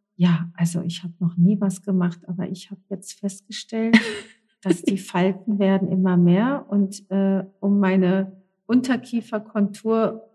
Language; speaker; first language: German; native; German